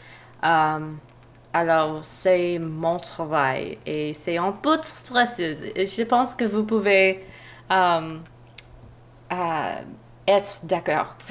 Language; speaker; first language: French; non-native, learner; English